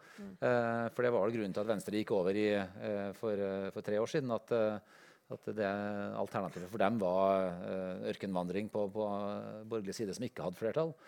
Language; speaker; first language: Norwegian; native; Norwegian